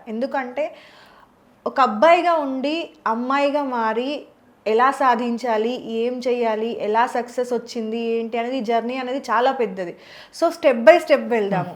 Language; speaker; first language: Telugu; native; Telugu